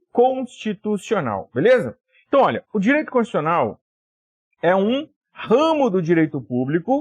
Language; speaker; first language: Portuguese; native; Portuguese